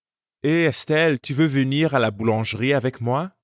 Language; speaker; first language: French; non-native, fluent; English